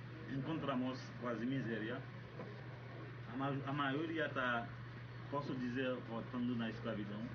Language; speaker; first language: Portuguese; non-native, learner; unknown